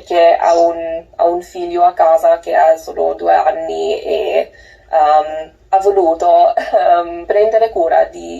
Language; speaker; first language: Italian; non-native, learner; English